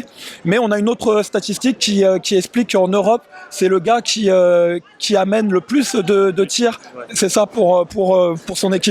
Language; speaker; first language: French; native; French